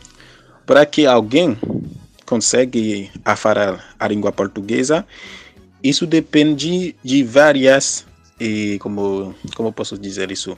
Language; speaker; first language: Portuguese; non-native, fluent; Haitian Creole